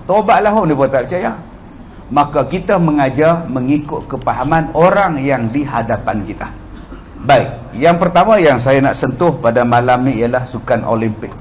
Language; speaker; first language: Malay; native; Malay